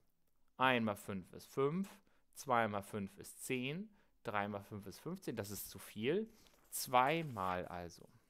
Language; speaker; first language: German; native; German